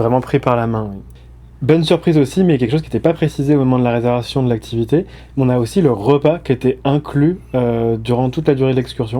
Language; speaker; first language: French; native; French